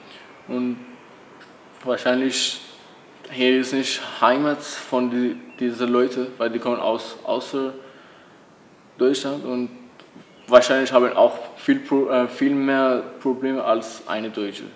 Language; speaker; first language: German; non-native, learner; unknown